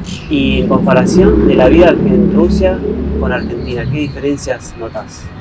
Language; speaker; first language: Spanish; native; Spanish